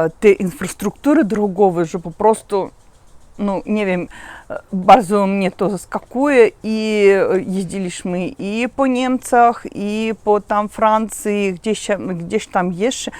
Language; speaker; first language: Polish; non-native, learner; Russian